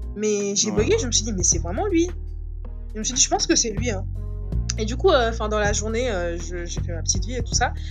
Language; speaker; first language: French; non-native, local second language; Wolof